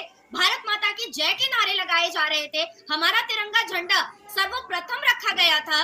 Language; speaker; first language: Hindi; native; Hindi